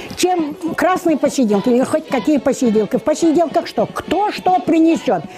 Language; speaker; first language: Russian; non-native, local second language; Chuvash